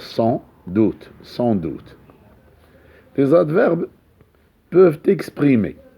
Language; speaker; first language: French; non-native, local second language; Arabic